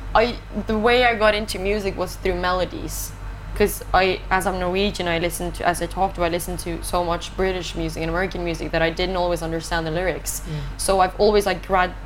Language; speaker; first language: English; non-native, fluent; Norwegian